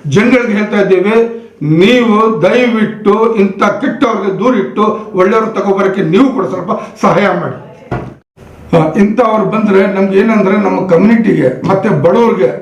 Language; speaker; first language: Kannada; non-native, local second language; Urdu